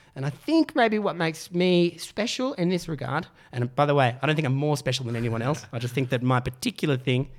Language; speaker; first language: English; native; English